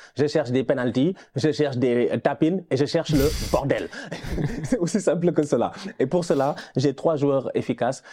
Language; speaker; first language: French; non-native, local second language; Wolof